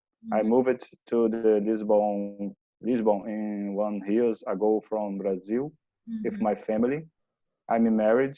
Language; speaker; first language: English; non-native, learner; Portuguese